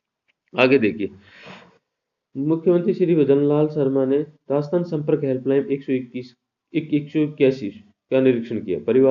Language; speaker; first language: Hindi; native; Hindi